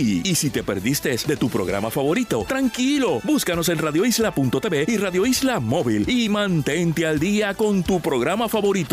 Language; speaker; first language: Spanish; native; Spanish